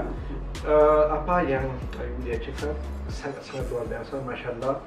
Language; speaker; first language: Indonesian; non-native, learner; Malay